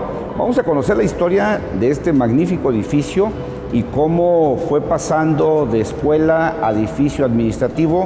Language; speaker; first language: Spanish; native; Spanish